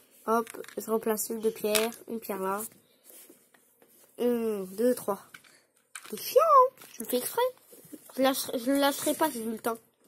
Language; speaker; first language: French; native; French